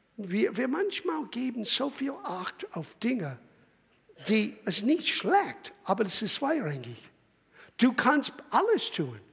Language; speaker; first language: German; non-native, fluent; English